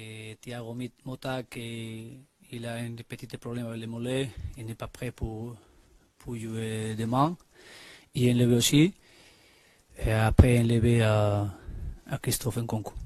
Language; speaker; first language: French; non-native, learner; Spanish